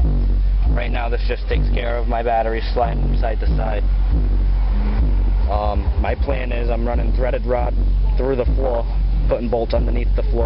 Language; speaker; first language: English; native; English